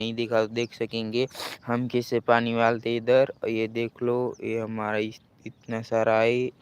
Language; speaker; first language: Hindi; non-native, local second language; Gujarati